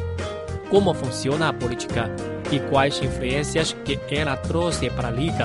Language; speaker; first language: Portuguese; non-native, fluent; Chinese